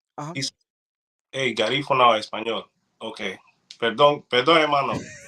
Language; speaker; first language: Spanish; early bilingual, heritage; English